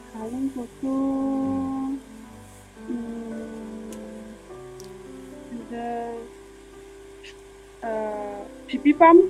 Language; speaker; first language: Korean; non-native, learner; Chinese